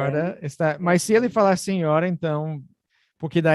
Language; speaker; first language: Portuguese; non-native, fluent; English